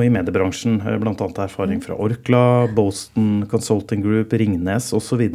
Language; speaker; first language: Norwegian; native; Norwegian